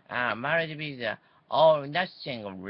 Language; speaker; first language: English; non-native, learner; Japanese